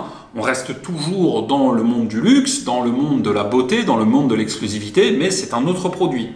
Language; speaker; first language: French; native; French